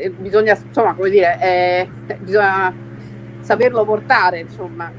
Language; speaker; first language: Italian; early bilingual, heritage; Italian